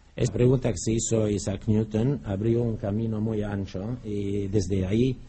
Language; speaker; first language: Spanish; non-native, fluent; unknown